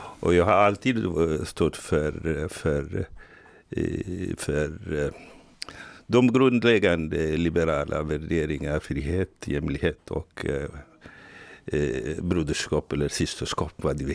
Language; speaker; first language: Swedish; non-native, fluent; Tigrinya